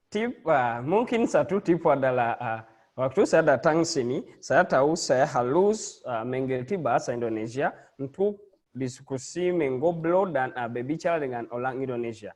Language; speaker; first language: Indonesian; non-native, learner; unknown